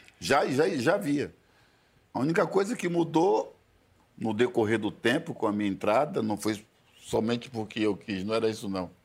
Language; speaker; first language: Portuguese; native; Portuguese